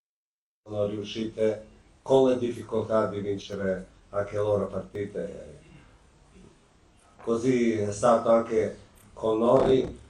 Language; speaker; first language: Italian; non-native, fluent; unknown